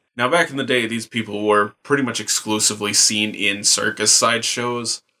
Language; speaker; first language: English; native; English